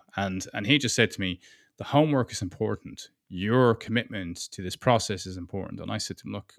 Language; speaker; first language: English; native; English